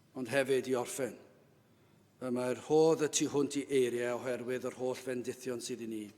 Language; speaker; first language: Welsh; native; Welsh